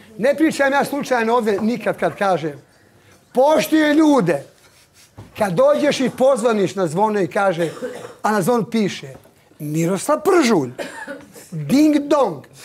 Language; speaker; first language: Serbian; native; Serbian